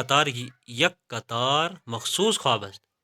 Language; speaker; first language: Persian; non-native, fluent; Urdu